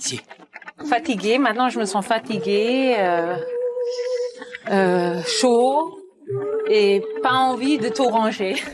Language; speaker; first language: French; non-native, fluent; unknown